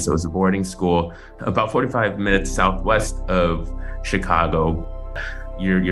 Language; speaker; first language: English; native; English